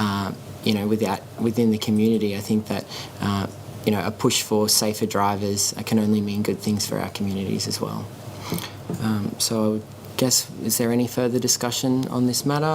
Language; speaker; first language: English; native; English